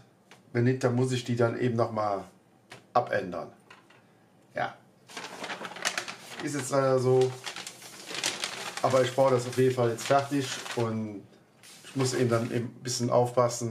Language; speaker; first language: German; native; German